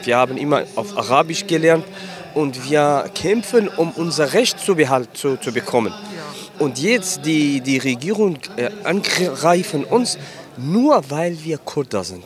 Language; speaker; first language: German; non-native, learner; Kurdish